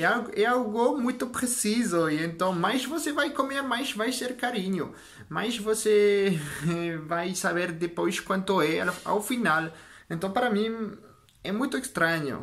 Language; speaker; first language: Portuguese; non-native, learner; French